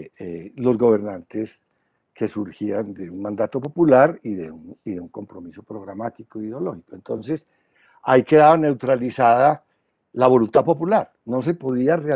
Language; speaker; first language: Spanish; native; Spanish